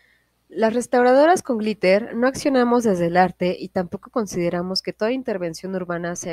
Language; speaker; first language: Spanish; native; Spanish